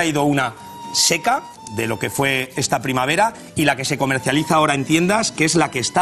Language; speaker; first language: Spanish; native; Spanish